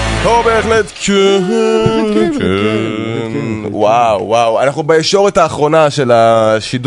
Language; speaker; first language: Hebrew; native; Hebrew